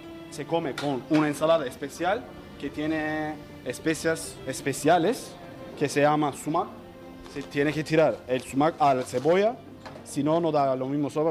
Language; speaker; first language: Spanish; non-native, learner; Turkish